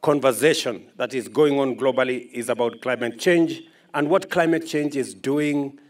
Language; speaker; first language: English; non-native, local second language; Kalenjin